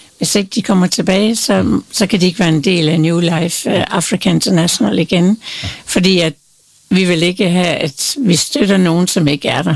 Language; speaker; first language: Danish; non-native, local second language; Faroese